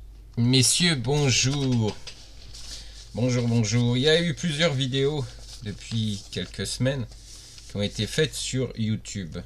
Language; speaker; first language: French; native; French